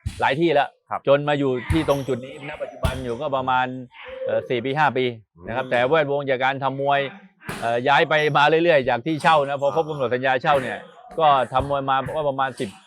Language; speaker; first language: Thai; native; Thai